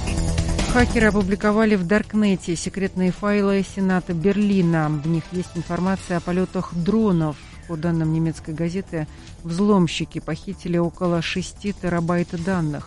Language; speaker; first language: Russian; native; Russian